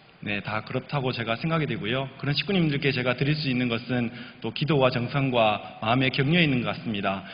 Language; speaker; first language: Korean; native; Korean